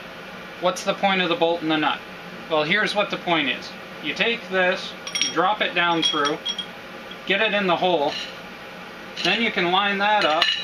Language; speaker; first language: English; native; English